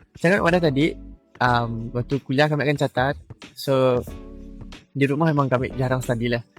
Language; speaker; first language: Malay; native; Malay